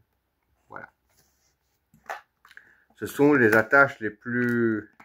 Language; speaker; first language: French; native; French